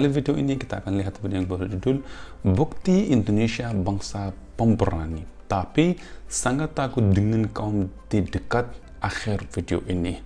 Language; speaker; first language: Indonesian; non-native, fluent; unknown